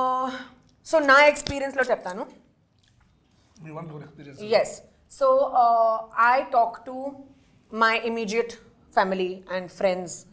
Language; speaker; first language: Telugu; non-native, learner; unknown